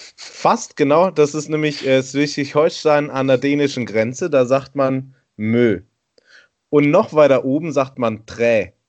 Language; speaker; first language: German; native; German